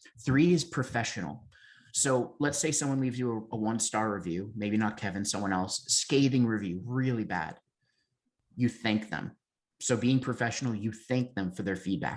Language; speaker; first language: English; native; English